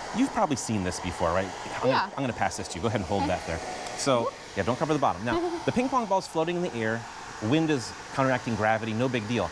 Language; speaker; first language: English; native; English